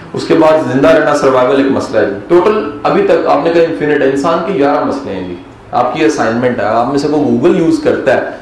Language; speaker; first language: Urdu; non-native, local second language; Punjabi